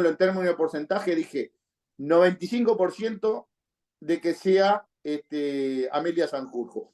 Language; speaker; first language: Spanish; native; Spanish